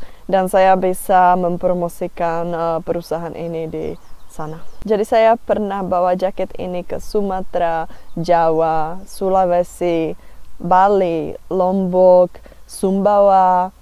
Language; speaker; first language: Indonesian; non-native, fluent; Czech